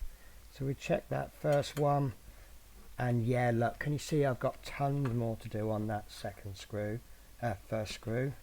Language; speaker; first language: English; native; English